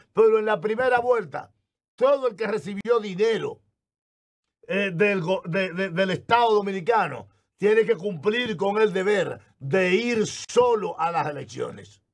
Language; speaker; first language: Spanish; native; Spanish